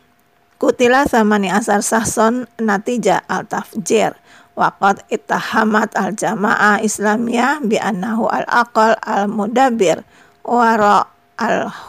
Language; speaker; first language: Arabic; non-native, fluent; Indonesian